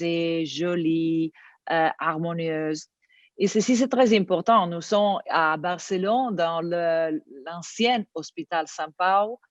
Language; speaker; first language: French; non-native, learner; Italian